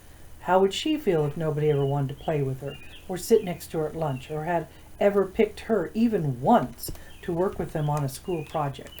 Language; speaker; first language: English; native; English